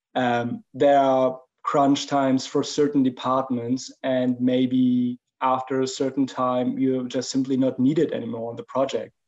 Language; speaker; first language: English; non-native, fluent; German